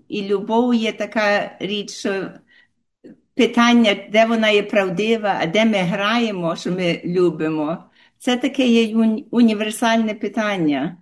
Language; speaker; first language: Ukrainian; early bilingual, heritage; Ukrainian